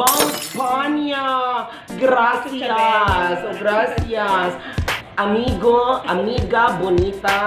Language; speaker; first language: Spanish; non-native, learner; Filipino